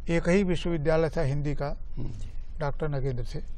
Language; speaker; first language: Hindi; native; Hindi